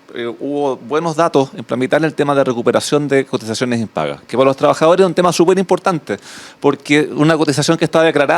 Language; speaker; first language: Spanish; native; Spanish